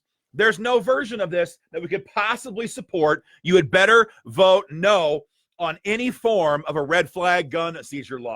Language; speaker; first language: English; native; English